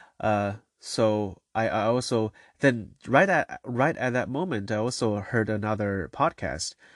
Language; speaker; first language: English; non-native, fluent; Chinese